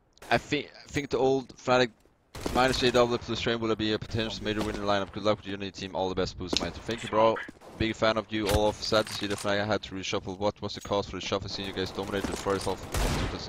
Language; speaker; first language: English; non-native, fluent; Swedish